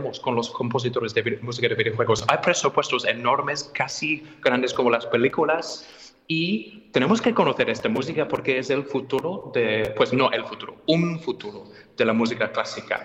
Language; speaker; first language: Spanish; non-native, fluent; English